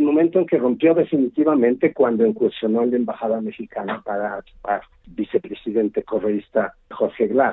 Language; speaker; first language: Spanish; native; Spanish